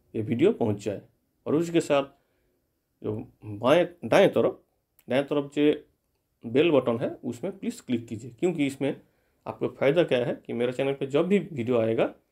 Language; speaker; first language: Hindi; non-native, local second language; Bangla